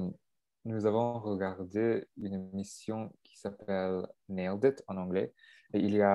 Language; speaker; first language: French; non-native, local second language; English